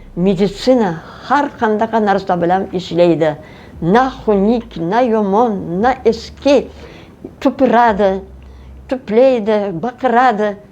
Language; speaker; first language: Uzbek; non-native, local second language; Russian